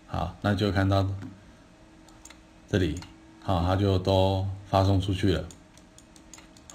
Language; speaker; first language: Chinese; native; Chinese